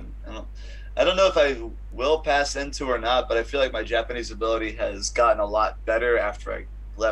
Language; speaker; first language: English; native; English